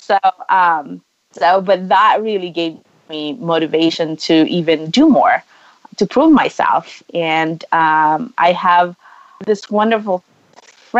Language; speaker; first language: English; non-native, local second language; Cebuano